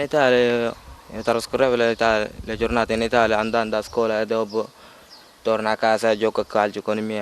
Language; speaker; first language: Italian; non-native, learner; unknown